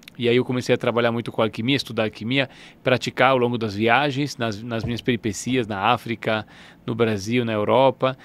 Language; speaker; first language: Portuguese; non-native, fluent; Italian